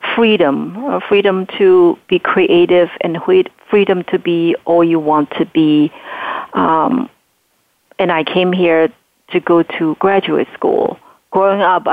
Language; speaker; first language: English; non-native, fluent; Chinese